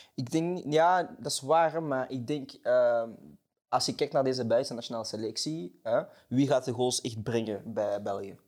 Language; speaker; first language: Dutch; native; Dutch